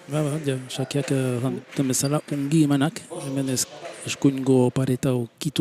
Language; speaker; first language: Basque; native; Basque